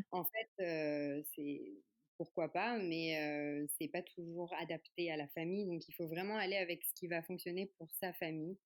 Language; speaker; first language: French; native; French